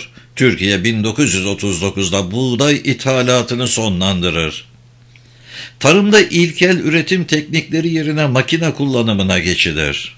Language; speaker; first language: Turkish; native; Turkish